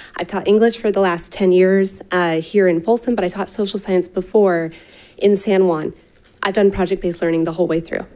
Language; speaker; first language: English; native; English